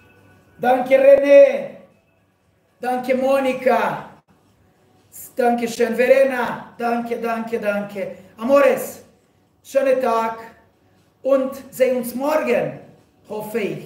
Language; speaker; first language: German; non-native, fluent; Portuguese